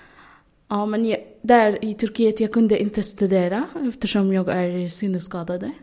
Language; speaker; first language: Swedish; non-native, fluent; Arabic